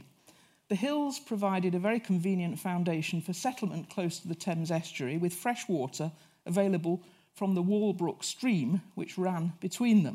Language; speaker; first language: English; native; English